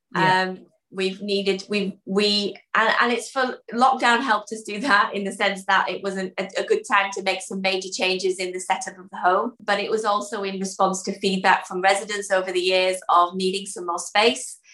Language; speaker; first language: English; early bilingual, other home language; Dutch